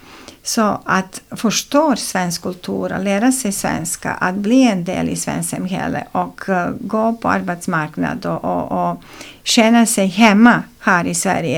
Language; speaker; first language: Swedish; non-native, fluent; Serbian